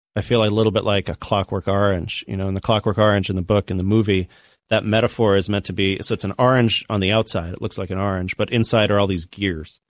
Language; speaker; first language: English; native; English